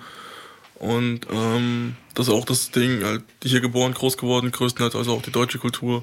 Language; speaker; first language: German; native; German